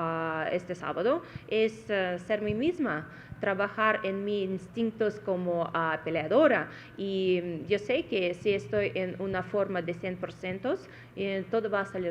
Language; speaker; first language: Spanish; non-native, fluent; Russian